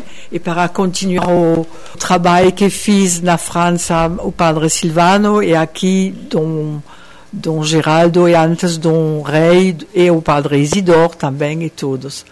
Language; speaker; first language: Portuguese; non-native, fluent; French